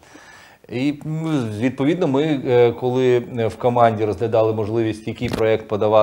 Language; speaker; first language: Ukrainian; non-native, local second language; Russian